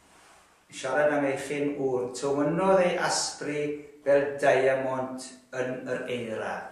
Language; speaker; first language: Welsh; native; Welsh